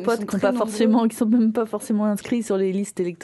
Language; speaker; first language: French; native; French